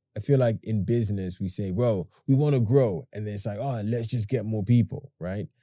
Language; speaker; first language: English; native; English